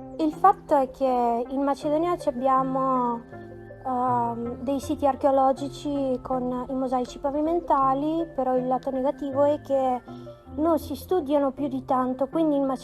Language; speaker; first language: Italian; non-native, fluent; Macedonian